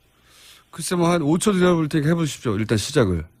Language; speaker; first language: Korean; native; Korean